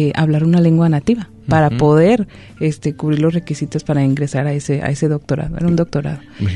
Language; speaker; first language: Spanish; non-native, local second language; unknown